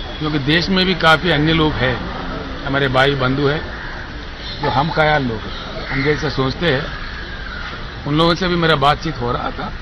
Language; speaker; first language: Hindi; non-native, local second language; Telugu